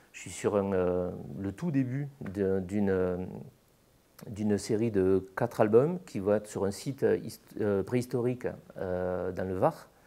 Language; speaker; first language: French; native; French